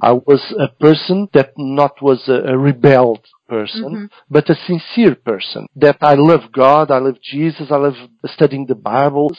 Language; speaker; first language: English; non-native, learner; Portuguese